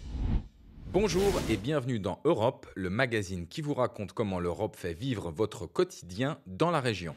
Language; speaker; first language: French; native; French